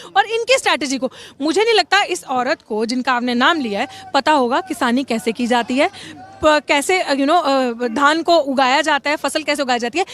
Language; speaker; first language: Hindi; native; Hindi